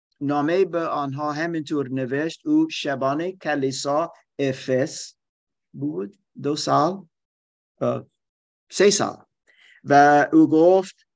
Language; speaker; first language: Persian; non-native, learner; German